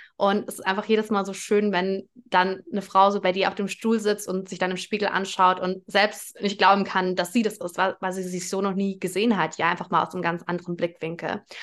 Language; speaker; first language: German; early bilingual, other home language; Russian